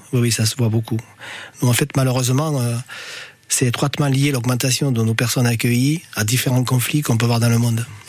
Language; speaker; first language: French; native; French